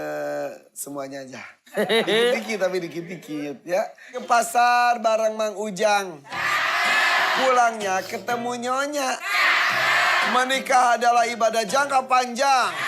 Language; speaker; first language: Indonesian; native; Indonesian